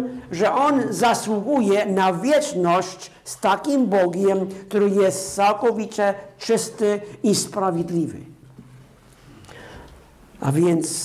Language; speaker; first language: Polish; non-native, fluent; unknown